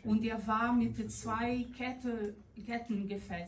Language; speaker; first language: German; non-native, learner; Portuguese